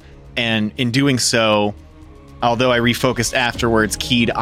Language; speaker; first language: English; native; English